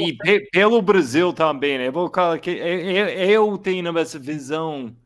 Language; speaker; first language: Portuguese; non-native, learner; English